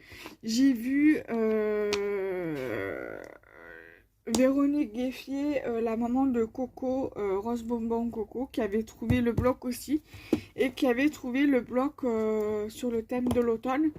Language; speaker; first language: French; native; French